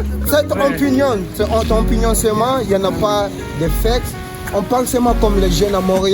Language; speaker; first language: French; non-native, fluent; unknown